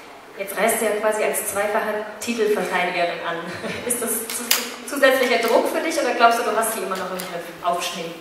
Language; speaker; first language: German; native; German